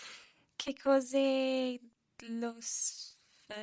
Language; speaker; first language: Italian; non-native, learner; English